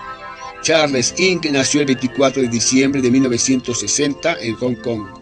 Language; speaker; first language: Spanish; native; Spanish